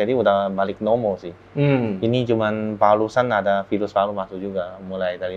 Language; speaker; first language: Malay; non-native, fluent; Chinese